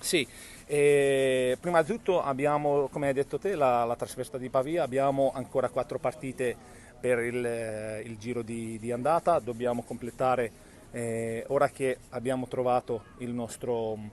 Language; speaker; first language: Italian; non-native, fluent; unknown